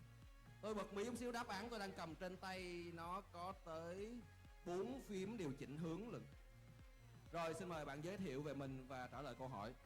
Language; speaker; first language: Vietnamese; native; Vietnamese